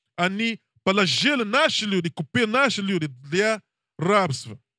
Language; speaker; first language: Russian; non-native, learner; English